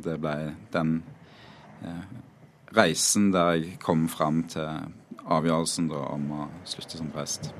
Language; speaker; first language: Norwegian; native; Norwegian